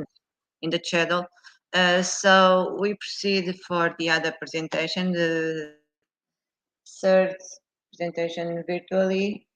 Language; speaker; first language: English; non-native, fluent; Portuguese